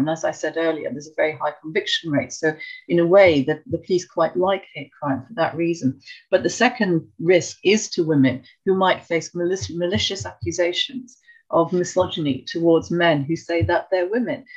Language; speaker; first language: English; native; English